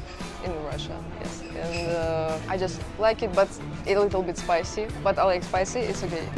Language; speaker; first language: English; non-native, learner; Russian